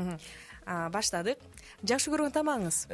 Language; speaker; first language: Kyrgyz; native; Kyrgyz